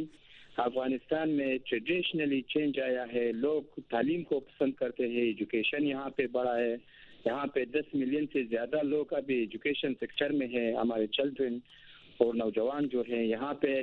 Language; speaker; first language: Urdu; non-native, fluent; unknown